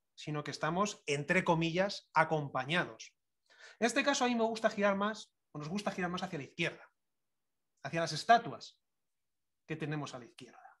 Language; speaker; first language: Spanish; native; Spanish